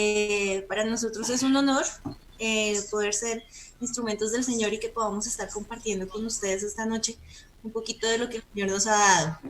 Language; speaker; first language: Spanish; native; Spanish